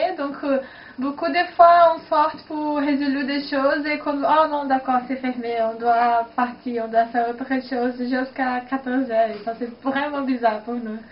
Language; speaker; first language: French; non-native, fluent; Portuguese